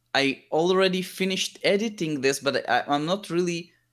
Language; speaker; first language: English; early bilingual, other home language; Hebrew